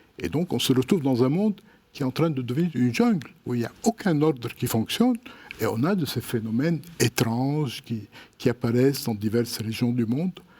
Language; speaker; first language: French; non-native, local second language; Arabic